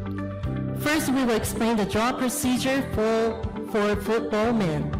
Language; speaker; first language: English; non-native, fluent; Japanese